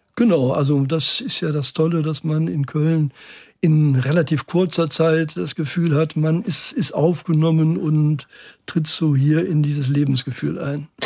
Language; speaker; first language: German; native; German